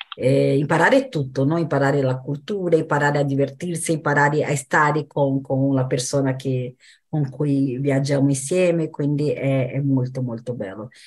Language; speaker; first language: Italian; non-native, fluent; Portuguese